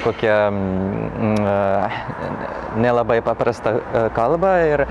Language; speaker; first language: Lithuanian; non-native, learner; Finnish